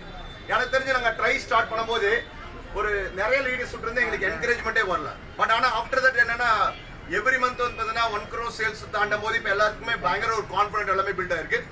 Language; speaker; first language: Tamil; native; Tamil